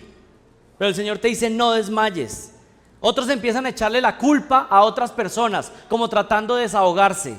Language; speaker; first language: Spanish; native; Spanish